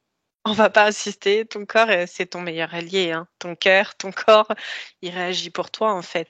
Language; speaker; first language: French; native; French